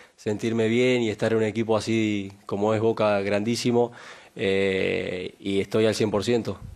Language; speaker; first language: Spanish; native; Spanish